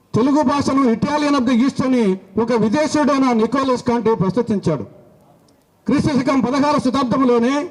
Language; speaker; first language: Telugu; native; Telugu